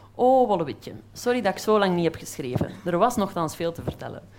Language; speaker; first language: Dutch; native; Dutch